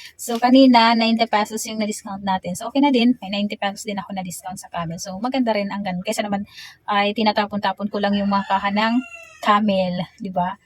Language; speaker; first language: Filipino; native; Filipino